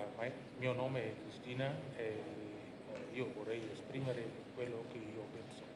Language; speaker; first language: Italian; non-native, fluent; Indonesian